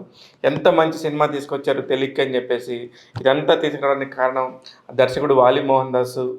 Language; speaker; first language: Telugu; native; Telugu